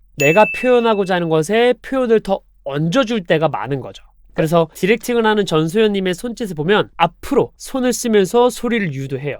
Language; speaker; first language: Korean; native; Korean